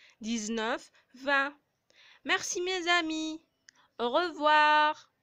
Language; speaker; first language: French; non-native, local second language; Arabic